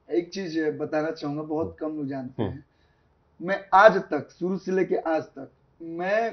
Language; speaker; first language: Hindi; native; Hindi